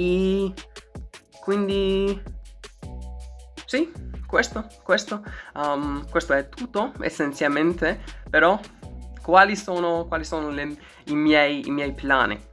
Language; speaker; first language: Italian; non-native, learner; English